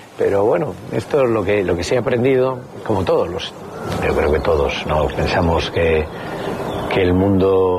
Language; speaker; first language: Spanish; native; Spanish